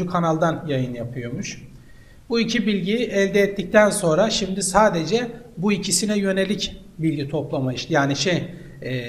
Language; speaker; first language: Turkish; native; Turkish